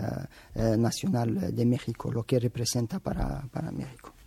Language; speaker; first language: Spanish; non-native, fluent; Arabic